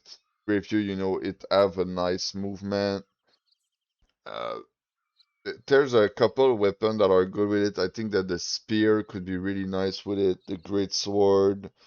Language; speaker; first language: English; non-native, fluent; French